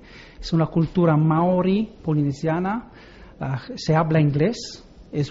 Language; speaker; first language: Spanish; non-native, learner; Italian